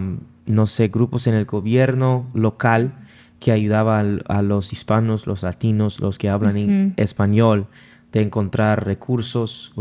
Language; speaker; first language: Spanish; non-native, fluent; English